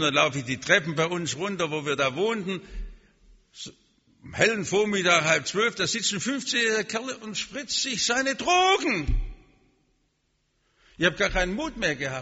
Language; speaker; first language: German; native; German